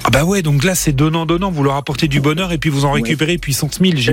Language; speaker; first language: French; native; French